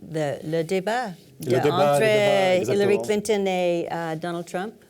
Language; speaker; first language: French; non-native, learner; English